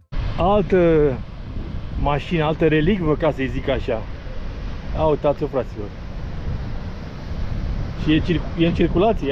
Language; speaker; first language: Romanian; native; Romanian